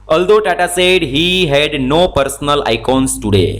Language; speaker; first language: English; non-native, local second language; Gujarati